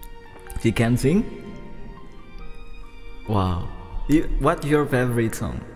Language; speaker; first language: English; non-native, fluent; Indonesian